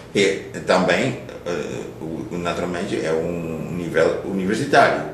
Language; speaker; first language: Portuguese; non-native, fluent; Dutch